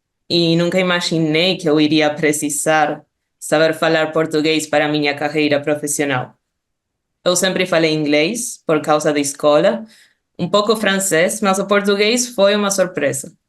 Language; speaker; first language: Portuguese; non-native, fluent; Spanish